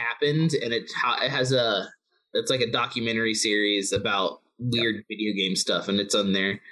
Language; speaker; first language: English; native; English